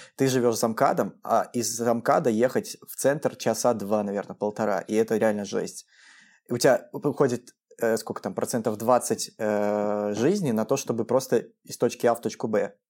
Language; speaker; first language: Russian; native; Russian